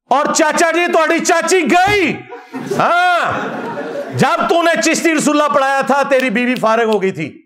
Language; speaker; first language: Urdu; non-native, local second language; Punjabi